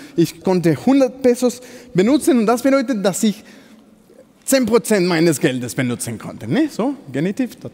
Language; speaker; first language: German; non-native, fluent; Spanish